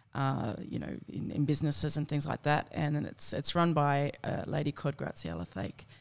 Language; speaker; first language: English; native; English